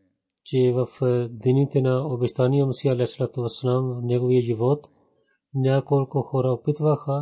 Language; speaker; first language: Bulgarian; non-native, fluent; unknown